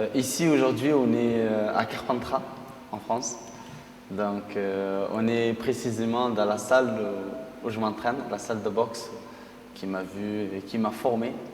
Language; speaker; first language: French; early bilingual, other home language; Arabic